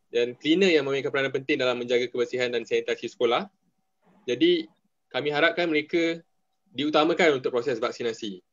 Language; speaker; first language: Malay; native; Malay